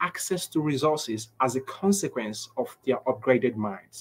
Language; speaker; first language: English; non-native, local second language; Igbo